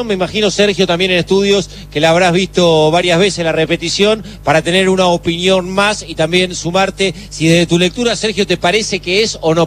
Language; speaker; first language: Spanish; native; Spanish